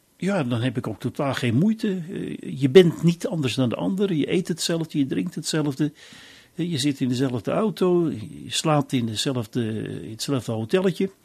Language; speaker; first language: Dutch; native; Dutch